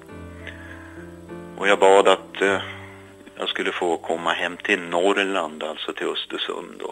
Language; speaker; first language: Swedish; native; Swedish